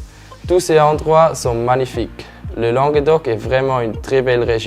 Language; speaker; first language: French; non-native, local second language; German